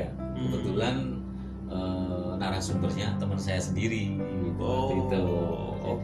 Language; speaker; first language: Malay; non-native, local second language; Javanese